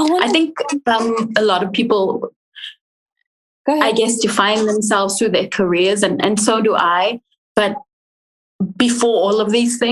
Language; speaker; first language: English; native; English